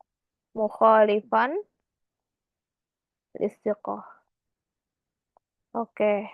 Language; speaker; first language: Arabic; non-native, fluent; Indonesian